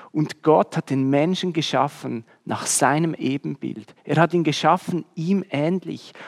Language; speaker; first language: German; native; German